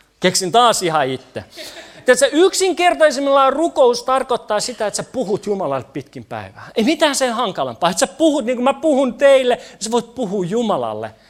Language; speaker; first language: Finnish; native; Finnish